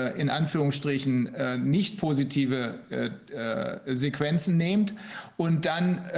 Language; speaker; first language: German; native; German